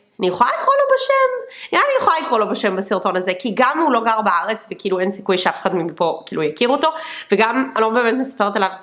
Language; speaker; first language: Hebrew; non-native, fluent; English